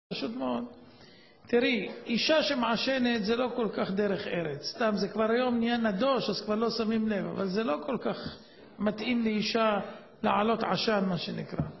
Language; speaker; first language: Hebrew; native; Hebrew